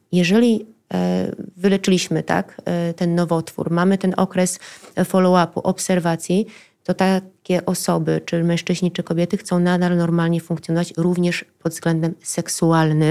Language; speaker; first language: Polish; native; Polish